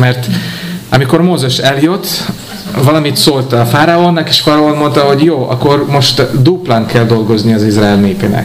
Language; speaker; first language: Hungarian; non-native, fluent; English